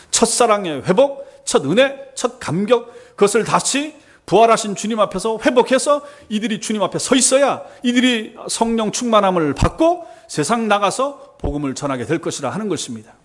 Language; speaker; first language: Korean; native; Korean